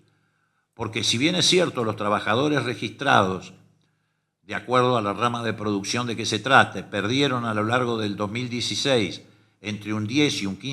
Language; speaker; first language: Spanish; native; Spanish